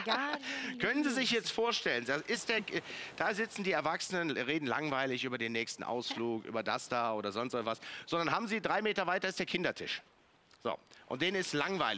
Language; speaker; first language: German; native; German